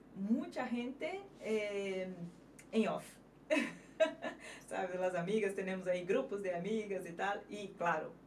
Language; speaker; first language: Spanish; non-native, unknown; Portuguese